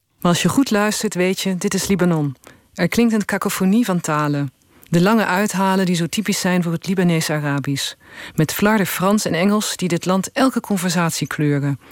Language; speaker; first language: Dutch; native; Dutch